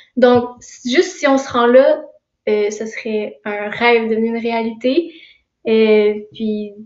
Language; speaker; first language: French; native; French